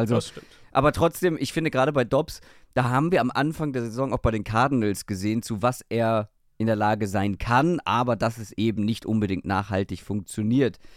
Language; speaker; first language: German; native; German